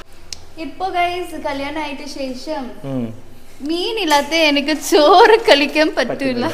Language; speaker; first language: Malayalam; non-native, learner; Tamil